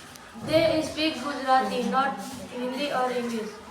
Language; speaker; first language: English; non-native, learner; Hindi